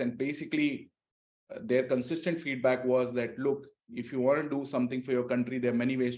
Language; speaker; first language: English; non-native, local second language; Hindi